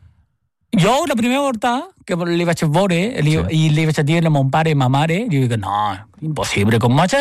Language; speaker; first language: Catalan; non-native, fluent; Chinese